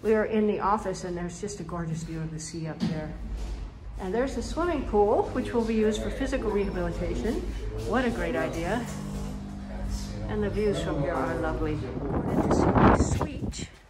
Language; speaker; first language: English; native; English